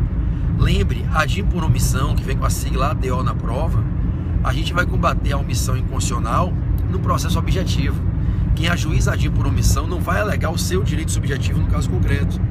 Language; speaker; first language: Portuguese; native; Portuguese